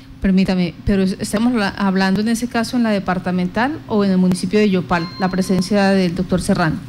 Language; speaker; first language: Spanish; native; Spanish